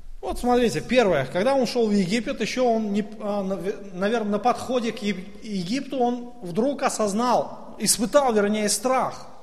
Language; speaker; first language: Russian; native; Russian